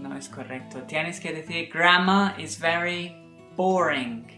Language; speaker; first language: Spanish; non-native, fluent; English